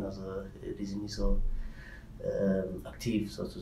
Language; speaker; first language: German; non-native, fluent; Tigrinya